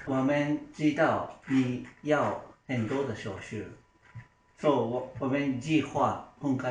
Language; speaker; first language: Chinese; non-native, learner; Japanese